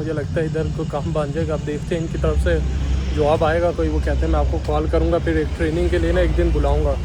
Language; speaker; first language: Urdu; non-native, local second language; Punjabi